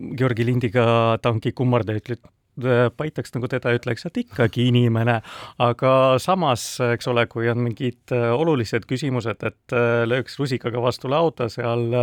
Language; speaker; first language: Estonian; non-native, local second language; Russian